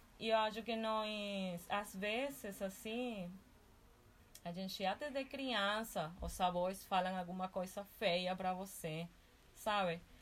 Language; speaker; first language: Portuguese; non-native, fluent; Spanish